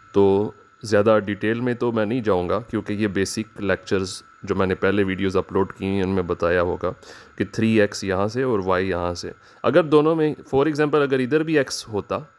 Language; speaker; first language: Urdu; native; Urdu